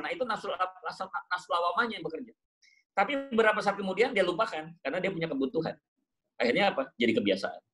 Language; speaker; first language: Indonesian; native; Indonesian